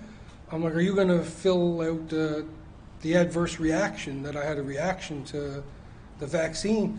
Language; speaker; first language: English; native; English